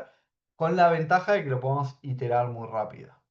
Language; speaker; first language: Spanish; native; Spanish